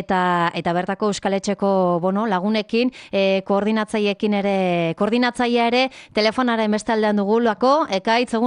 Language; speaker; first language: Basque; native; Basque